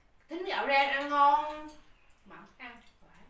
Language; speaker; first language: Vietnamese; native; Vietnamese